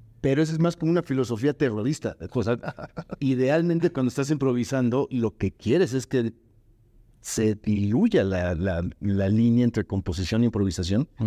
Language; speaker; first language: Spanish; native; Spanish